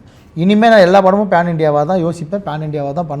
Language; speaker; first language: Tamil; native; Tamil